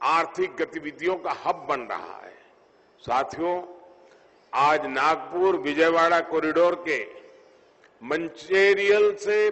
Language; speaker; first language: Hindi; non-native, local second language; Gujarati